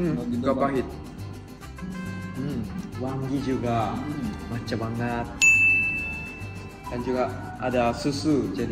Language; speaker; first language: Indonesian; non-native, fluent; Japanese